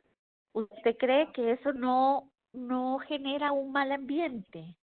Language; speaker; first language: Spanish; native; Spanish